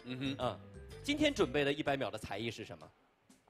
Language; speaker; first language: Chinese; native; Chinese